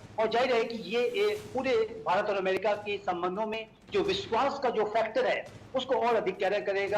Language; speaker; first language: Hindi; native; Hindi